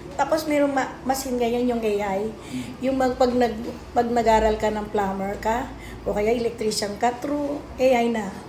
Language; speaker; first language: Filipino; non-native, local second language; Pampanga